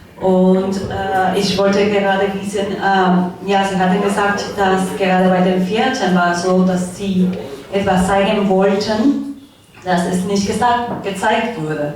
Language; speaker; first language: German; non-native, fluent; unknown